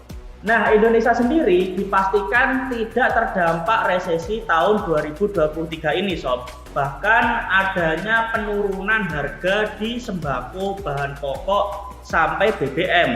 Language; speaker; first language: Indonesian; native; Indonesian